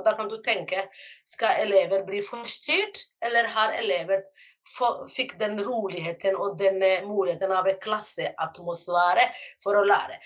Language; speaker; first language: Norwegian; non-native, fluent; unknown